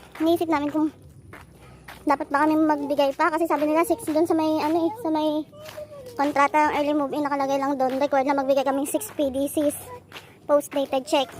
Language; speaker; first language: Filipino; native; Filipino